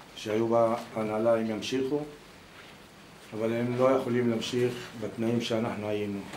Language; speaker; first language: Hebrew; non-native, local second language; Arabic